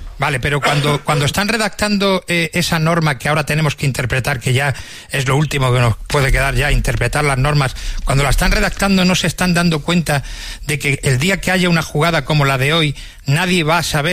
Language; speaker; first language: Spanish; native; Spanish